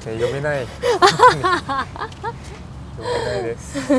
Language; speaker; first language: Japanese; non-native, learner; English